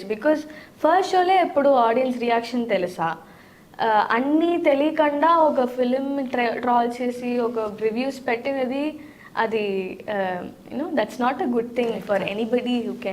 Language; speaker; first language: Telugu; non-native, learner; Tamil